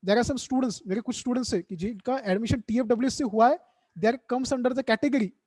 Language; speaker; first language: Hindi; non-native, local second language; Marathi